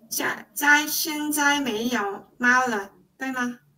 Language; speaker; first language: Chinese; non-native, learner; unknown